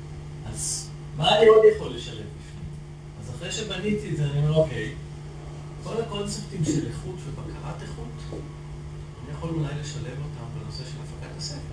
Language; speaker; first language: Hebrew; native; Hebrew